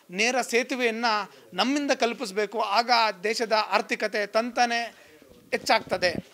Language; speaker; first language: Kannada; native; Kannada